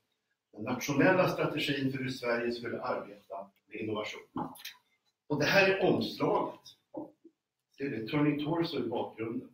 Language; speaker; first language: Swedish; native; Swedish